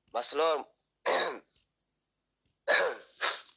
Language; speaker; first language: Swedish; early bilingual, other home language; Somali